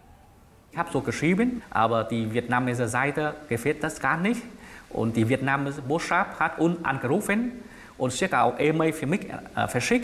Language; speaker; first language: German; non-native, learner; Vietnamese